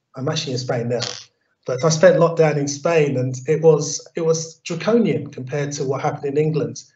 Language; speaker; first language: English; native; English